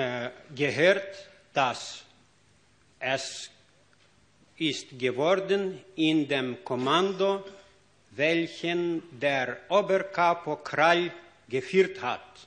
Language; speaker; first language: German; non-native, fluent; Ukrainian